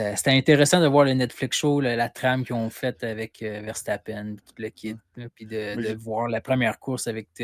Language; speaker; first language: French; native; French